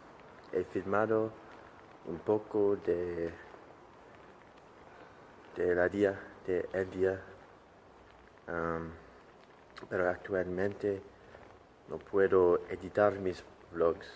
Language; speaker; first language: Spanish; non-native, learner; English